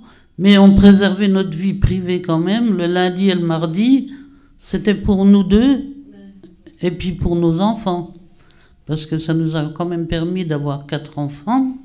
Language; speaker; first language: French; native; French